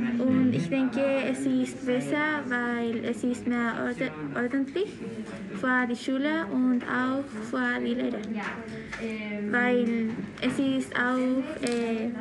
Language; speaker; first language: German; non-native, learner; Spanish